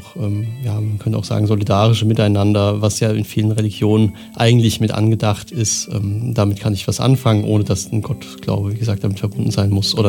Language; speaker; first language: German; native; German